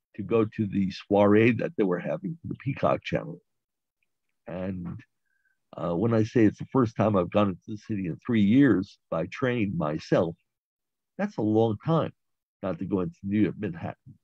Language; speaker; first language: English; native; English